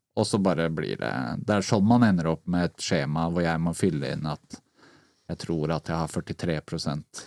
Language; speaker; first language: Norwegian; native; Norwegian